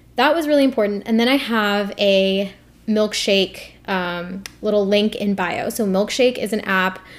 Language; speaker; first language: English; early bilingual, other home language; Hindi